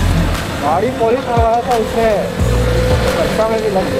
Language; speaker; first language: Hindi; native; Hindi